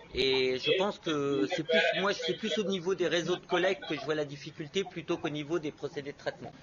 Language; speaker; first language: French; native; French